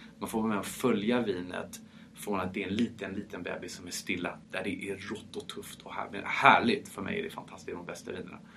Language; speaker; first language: Swedish; early bilingual, heritage; Swedish